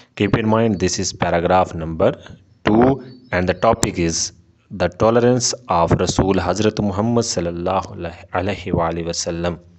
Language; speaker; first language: English; non-native, local second language; Urdu